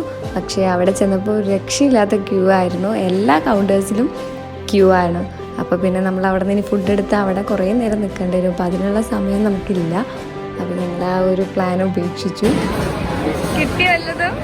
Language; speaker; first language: Malayalam; native; Malayalam